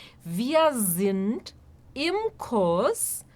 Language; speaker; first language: German; non-native, fluent; Portuguese